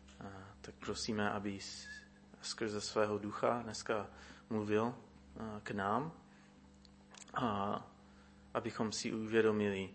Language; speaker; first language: Czech; non-native, fluent; English